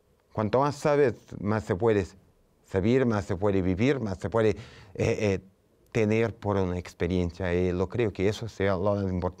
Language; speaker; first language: Spanish; non-native, fluent; Portuguese